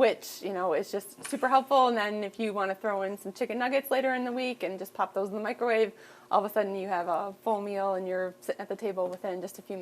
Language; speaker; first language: English; native; English